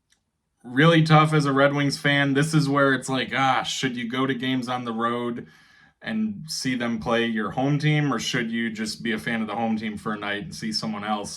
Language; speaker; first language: English; native; English